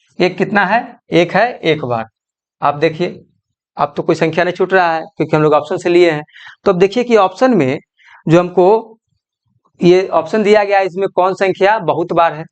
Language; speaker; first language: Hindi; native; Hindi